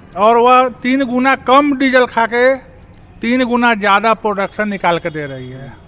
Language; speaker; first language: Hindi; native; Hindi